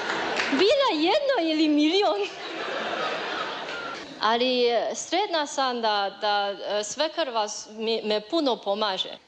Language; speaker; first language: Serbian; non-native, learner; Chinese